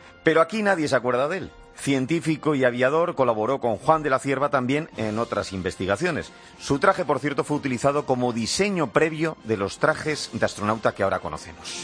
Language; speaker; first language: Spanish; native; Spanish